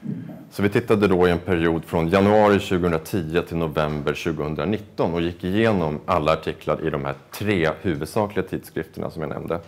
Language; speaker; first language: Swedish; native; Swedish